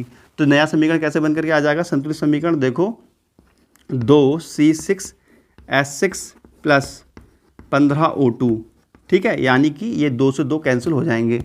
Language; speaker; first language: Hindi; native; Hindi